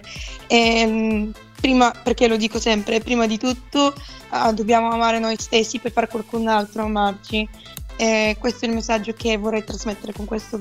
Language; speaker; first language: Italian; non-native, fluent; Bulgarian